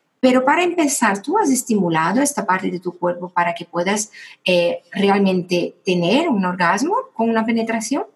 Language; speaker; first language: Spanish; non-native, fluent; Portuguese